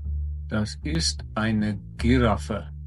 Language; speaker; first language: German; non-native, fluent; English